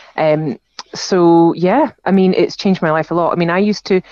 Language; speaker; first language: English; native; English